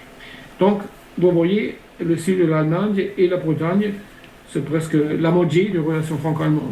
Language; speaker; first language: French; non-native, fluent; German